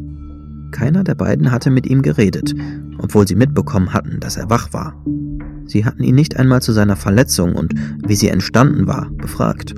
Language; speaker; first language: German; native; German